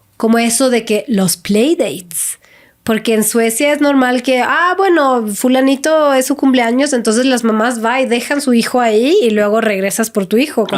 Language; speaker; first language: Spanish; non-native, fluent; Swedish